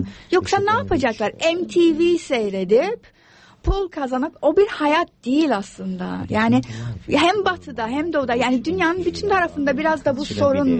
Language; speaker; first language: Turkish; non-native, fluent; English